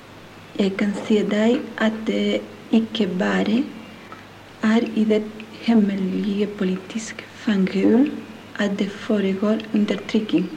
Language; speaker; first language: Norwegian; non-native, learner; Spanish